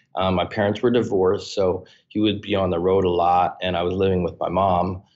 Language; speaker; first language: English; native; English